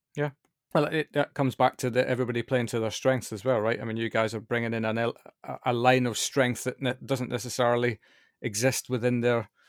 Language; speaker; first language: English; native; English